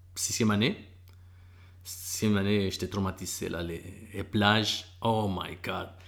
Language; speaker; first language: French; early bilingual, other home language; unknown